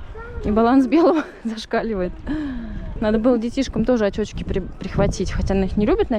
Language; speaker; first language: Russian; native; Russian